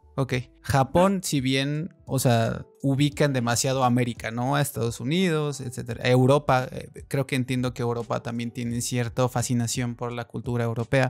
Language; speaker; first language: Spanish; native; Spanish